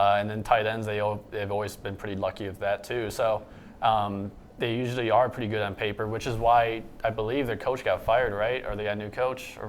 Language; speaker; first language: English; native; English